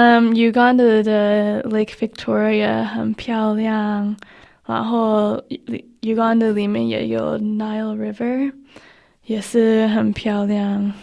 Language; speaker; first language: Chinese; early bilingual, heritage; Chinese